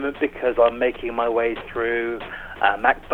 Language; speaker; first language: English; native; English